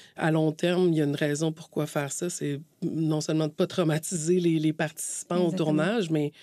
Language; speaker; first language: French; native; French